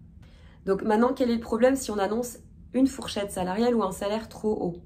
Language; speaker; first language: French; native; French